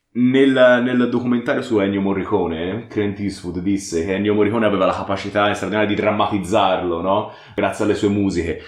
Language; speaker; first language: Italian; native; Italian